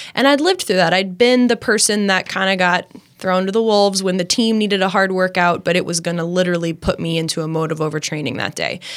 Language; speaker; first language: English; native; English